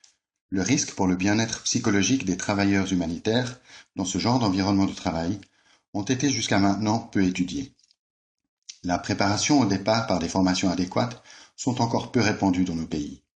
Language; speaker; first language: French; native; French